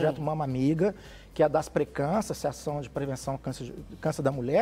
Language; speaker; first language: Portuguese; native; Portuguese